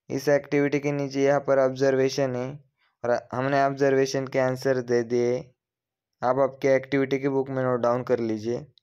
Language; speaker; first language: Hindi; non-native, local second language; Marathi